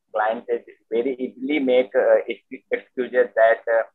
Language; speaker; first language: English; non-native, local second language; Hindi